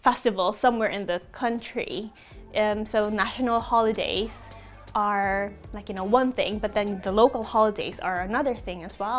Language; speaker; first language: English; non-native, local second language; Hiligaynon